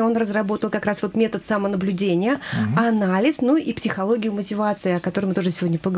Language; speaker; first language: Russian; native; Russian